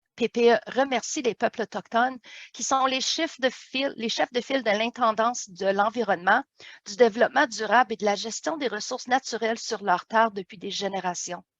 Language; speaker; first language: French; native; French